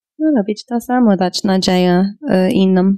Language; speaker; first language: Polish; non-native, fluent; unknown